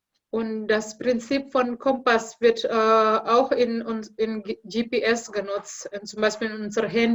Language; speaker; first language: German; non-native, learner; Indonesian